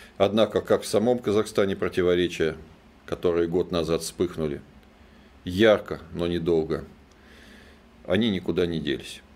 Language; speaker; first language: Russian; native; Russian